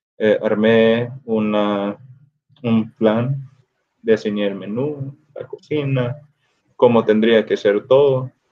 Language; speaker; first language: Spanish; early bilingual, other home language; English